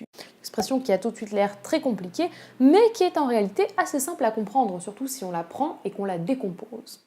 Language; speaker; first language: French; native; French